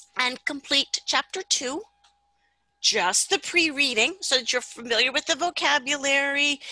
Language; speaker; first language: English; native; English